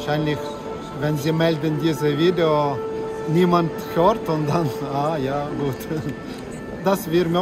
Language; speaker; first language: German; non-native, learner; Ukrainian